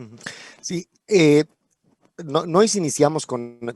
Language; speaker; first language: Portuguese; non-native, fluent; Spanish